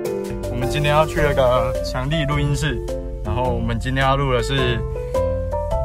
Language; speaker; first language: Chinese; native; Chinese